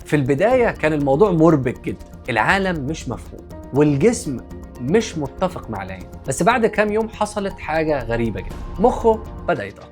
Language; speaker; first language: Arabic; native; Arabic